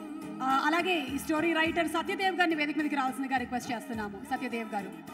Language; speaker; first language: Telugu; native; Telugu